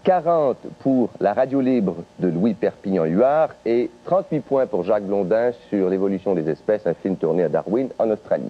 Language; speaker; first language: French; native; French